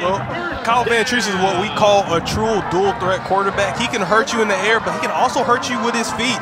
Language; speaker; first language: English; native; English